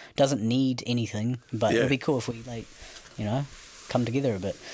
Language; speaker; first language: English; native; English